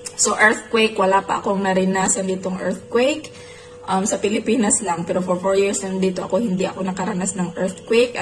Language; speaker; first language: Filipino; non-native, local second language; Cebuano